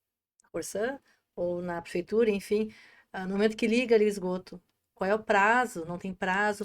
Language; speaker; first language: Portuguese; native; Portuguese